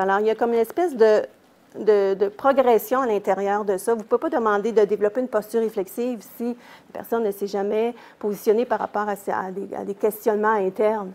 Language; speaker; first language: French; native; French